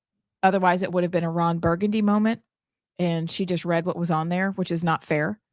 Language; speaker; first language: English; native; English